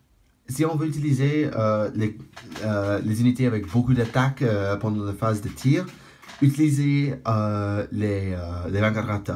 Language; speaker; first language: French; non-native, fluent; English